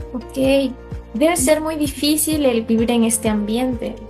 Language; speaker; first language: Spanish; native; Spanish